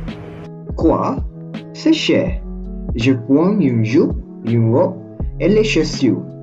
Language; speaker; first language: French; non-native, learner; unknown